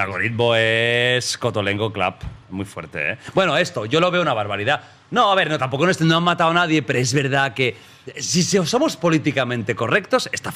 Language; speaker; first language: Spanish; native; Spanish